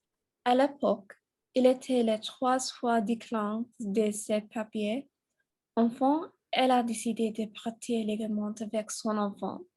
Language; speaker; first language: French; non-native, learner; English